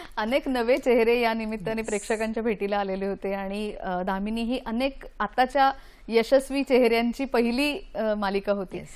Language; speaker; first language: Marathi; native; Marathi